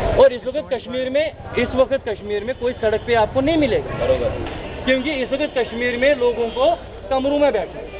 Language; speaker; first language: Urdu; non-native, local second language; Kashmiri